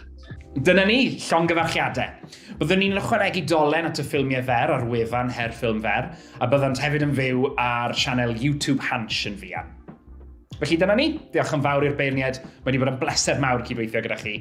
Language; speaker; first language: Welsh; native; Welsh